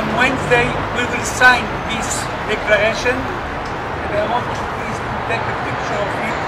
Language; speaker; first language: English; non-native, fluent; Hebrew